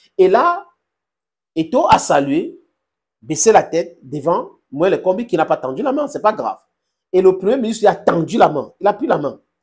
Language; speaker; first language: French; non-native, local second language; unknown